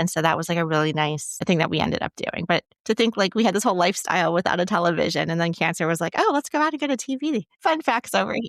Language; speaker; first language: English; native; English